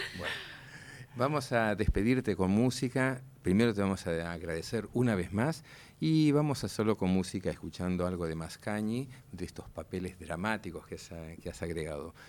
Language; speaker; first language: Spanish; native; Spanish